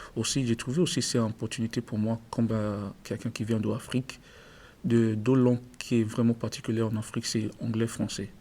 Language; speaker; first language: French; non-native, learner; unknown